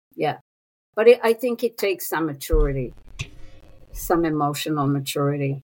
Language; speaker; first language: English; non-native, fluent; Hebrew